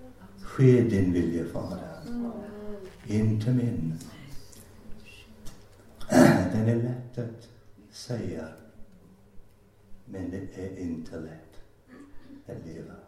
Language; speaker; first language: Swedish; non-native, fluent; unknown